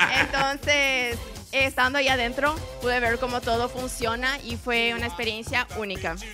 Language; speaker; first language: Spanish; non-native, local second language; Portuguese